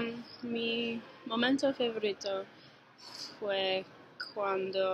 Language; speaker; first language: Spanish; non-native, learner; English